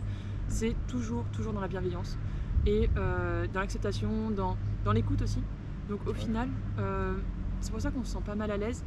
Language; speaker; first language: French; native; French